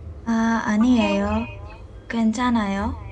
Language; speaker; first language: Korean; non-native, learner; Indonesian